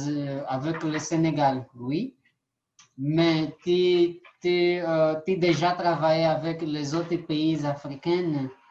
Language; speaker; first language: French; non-native, learner; Portuguese